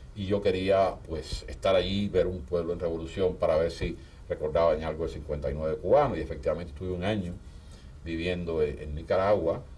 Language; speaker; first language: Spanish; native; Spanish